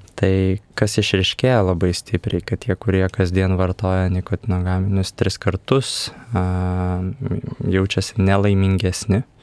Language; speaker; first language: Lithuanian; native; Lithuanian